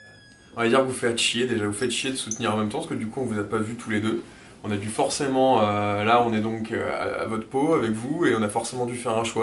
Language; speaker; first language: French; native; French